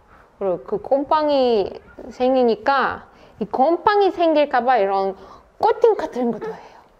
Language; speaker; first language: Korean; non-native, fluent; Russian